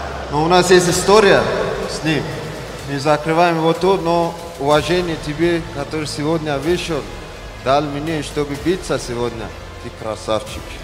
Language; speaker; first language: Russian; non-native, learner; Persian